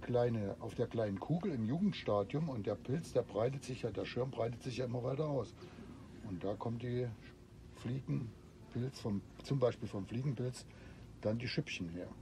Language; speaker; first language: German; native; German